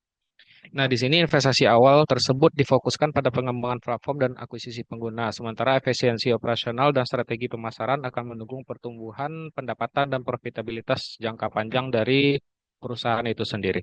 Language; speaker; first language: Indonesian; native; Indonesian